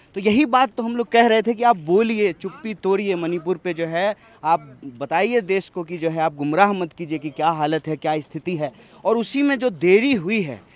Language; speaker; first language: Hindi; native; Hindi